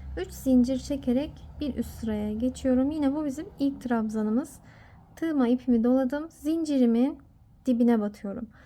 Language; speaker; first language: Turkish; native; Turkish